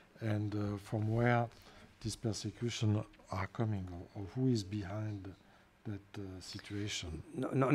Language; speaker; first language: English; non-native, fluent; French